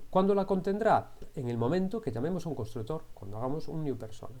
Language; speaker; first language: Spanish; native; Spanish